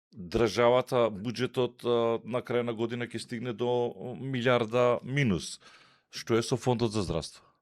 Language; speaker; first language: Macedonian; native; Macedonian